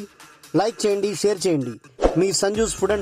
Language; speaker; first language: Telugu; native; Telugu